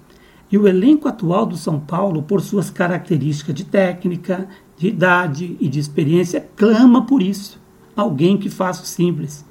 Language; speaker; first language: Portuguese; native; Portuguese